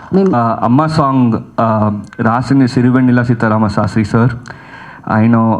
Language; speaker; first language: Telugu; early bilingual, heritage; Telugu